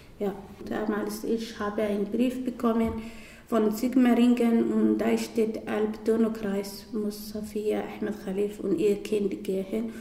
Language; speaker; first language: German; non-native, learner; Somali